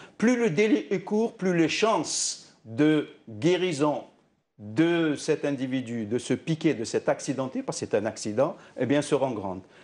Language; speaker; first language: French; non-native, local second language; Arabic